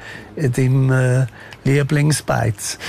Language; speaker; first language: German; non-native, fluent; Maltese